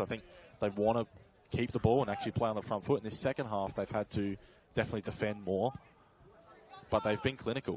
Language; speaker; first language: English; native; English